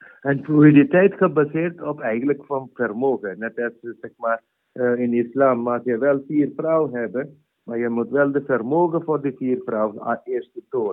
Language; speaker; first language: Dutch; non-native, fluent; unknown